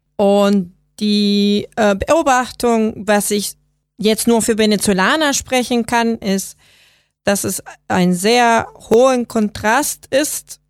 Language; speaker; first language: German; non-native, fluent; Spanish